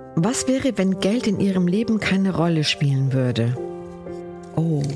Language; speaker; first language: German; early bilingual, other home language; Spanish